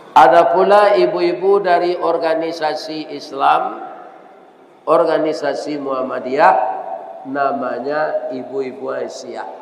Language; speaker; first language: Malay; non-native, local second language; Minangkabau